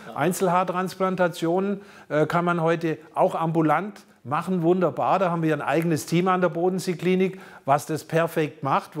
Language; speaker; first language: German; native; German